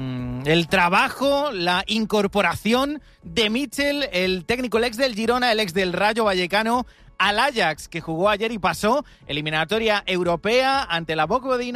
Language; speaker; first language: Spanish; native; Spanish